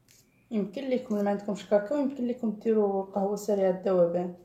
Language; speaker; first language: Arabic; native; Arabic